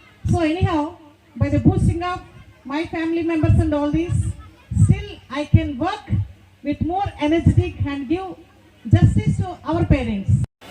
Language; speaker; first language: English; non-native, local second language; Telugu